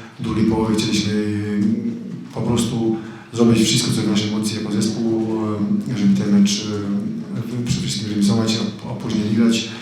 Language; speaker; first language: Polish; non-native, fluent; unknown